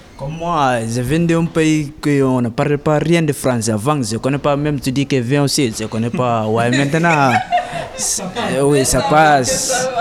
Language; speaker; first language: French; non-native, learner; Upper Guinea Crioulo